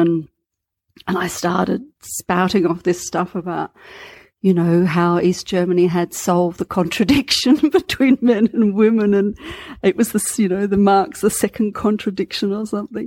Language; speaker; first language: English; native; English